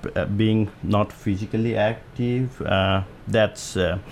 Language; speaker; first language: English; non-native, local second language; Nepali